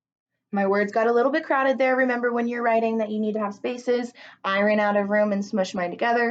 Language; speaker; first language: English; native; English